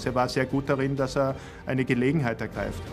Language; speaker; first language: German; native; German